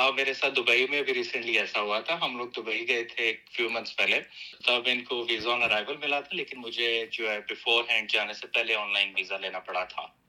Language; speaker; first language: Urdu; native; Urdu